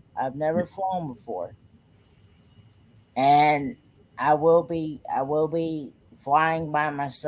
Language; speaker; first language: English; native; English